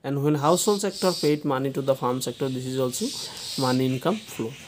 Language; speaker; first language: English; non-native, local second language; Assamese